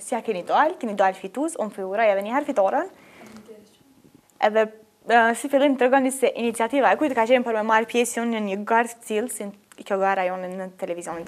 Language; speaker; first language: Albanian; native; Albanian